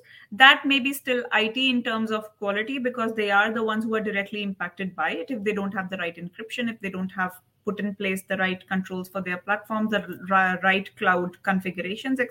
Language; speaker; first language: English; non-native, local second language; Hindi